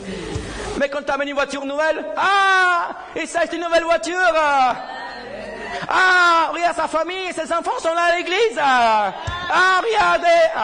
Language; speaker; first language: French; non-native, fluent; Spanish